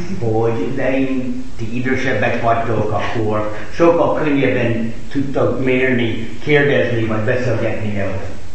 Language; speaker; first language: Hungarian; non-native, fluent; English